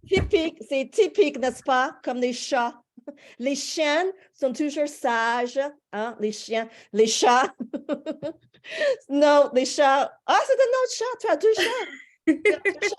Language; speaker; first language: French; non-native, fluent; English